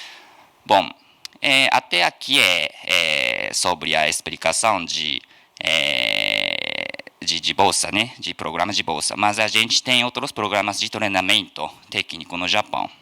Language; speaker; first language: Portuguese; non-native, fluent; Japanese